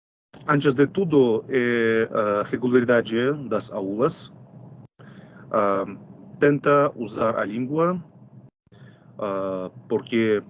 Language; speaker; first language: Portuguese; non-native, fluent; Russian